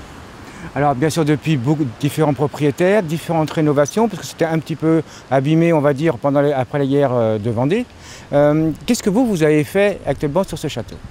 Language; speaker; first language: French; native; French